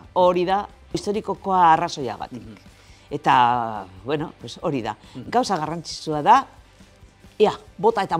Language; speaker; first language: Basque; non-native, local second language; Spanish